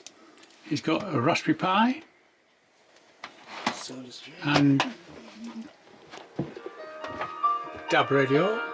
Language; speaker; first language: English; native; English